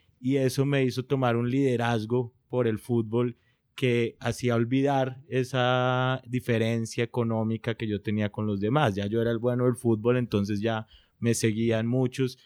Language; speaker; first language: Spanish; native; Spanish